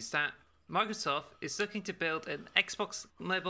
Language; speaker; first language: English; native; English